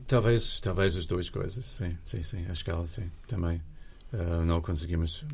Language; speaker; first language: Portuguese; non-native, fluent; English